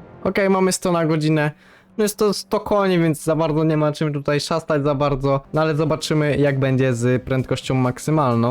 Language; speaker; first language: Polish; native; Polish